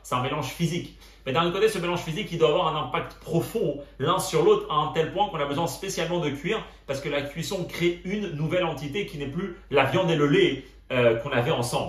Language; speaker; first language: French; native; French